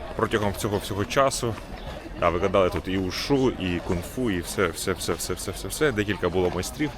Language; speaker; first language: Ukrainian; native; Ukrainian